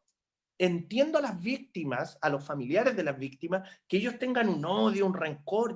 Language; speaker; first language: Spanish; native; Spanish